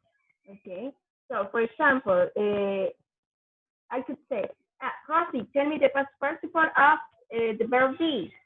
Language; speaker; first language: English; non-native, fluent; Spanish